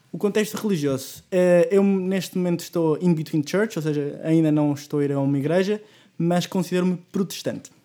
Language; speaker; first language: Portuguese; early bilingual, other home language; Spanish